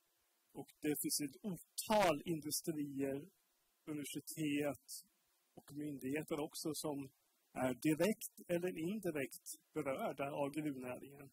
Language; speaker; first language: Swedish; native; Swedish